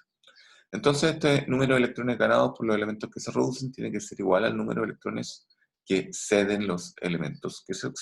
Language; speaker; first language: Spanish; native; Spanish